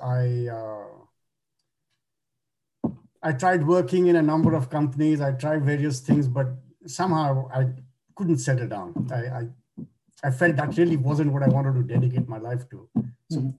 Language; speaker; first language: English; non-native, local second language; Bangla